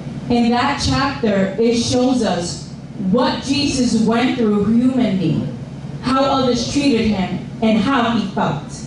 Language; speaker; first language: English; early bilingual, other home language; Spanish